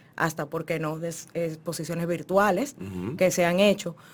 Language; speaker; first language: Spanish; native; Spanish